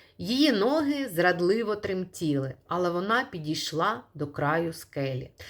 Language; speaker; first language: Ukrainian; non-native, local second language; Russian